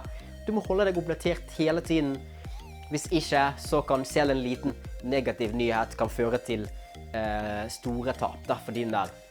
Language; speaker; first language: Norwegian; native; Norwegian